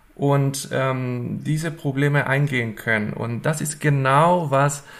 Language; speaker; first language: German; non-native, fluent; Spanish